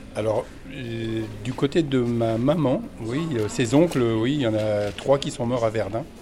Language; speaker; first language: French; native; French